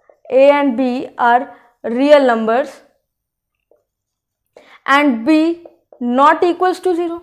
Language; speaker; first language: English; non-native, local second language; Hindi